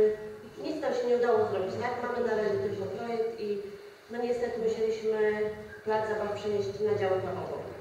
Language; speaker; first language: Polish; native; Polish